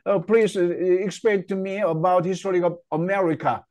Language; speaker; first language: English; non-native, fluent; Korean